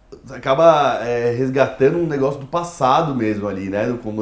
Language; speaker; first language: Portuguese; native; Portuguese